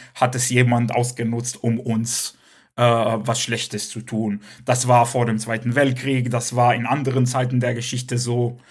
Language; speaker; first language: German; non-native, local second language; Hebrew